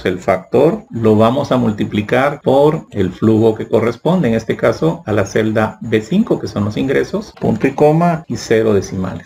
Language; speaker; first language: Spanish; native; Spanish